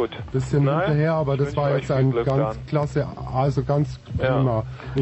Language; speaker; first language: German; native; German